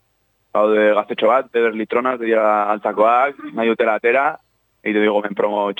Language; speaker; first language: Basque; non-native, local second language; Spanish